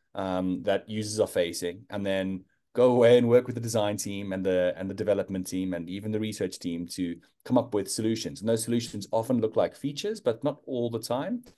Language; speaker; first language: English; native; English